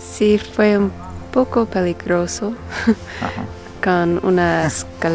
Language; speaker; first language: Spanish; non-native, learner; English